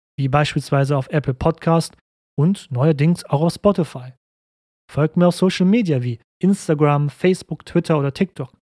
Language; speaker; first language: German; native; German